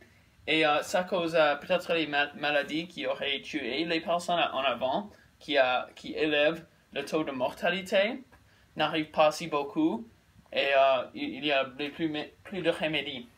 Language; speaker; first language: French; non-native, learner; English